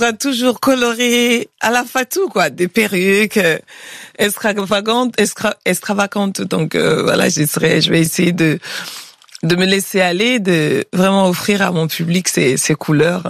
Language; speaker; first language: French; non-native, local second language; Bambara